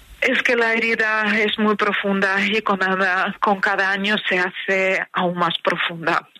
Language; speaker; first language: Spanish; non-native, fluent; Ukrainian